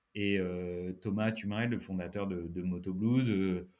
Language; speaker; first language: French; native; French